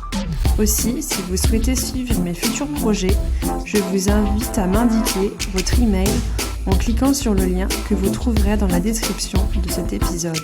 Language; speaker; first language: French; native; French